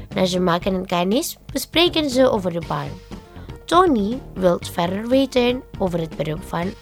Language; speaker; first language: Dutch; non-native, learner; Indonesian